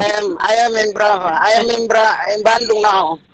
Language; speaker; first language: English; non-native, learner; Indonesian